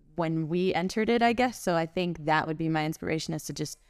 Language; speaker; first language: English; early bilingual, other home language; German